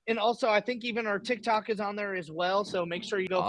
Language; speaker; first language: English; native; English